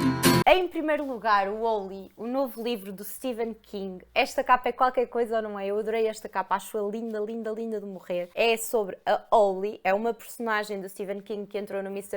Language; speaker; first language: Portuguese; native; Portuguese